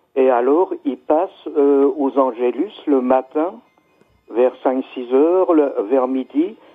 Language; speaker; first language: French; native; French